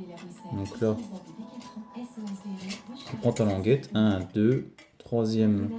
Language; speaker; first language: French; native; French